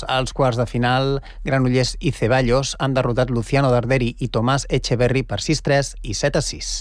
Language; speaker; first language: Catalan; native; Catalan